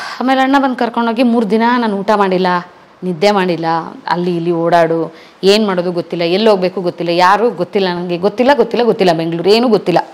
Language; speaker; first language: Kannada; native; Kannada